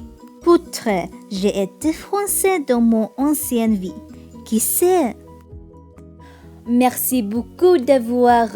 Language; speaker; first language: French; non-native, learner; Vietnamese